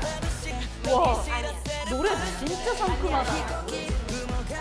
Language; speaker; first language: Korean; native; Korean